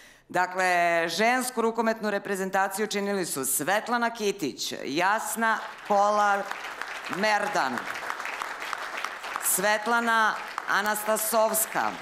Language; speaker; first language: Serbian; native; Serbian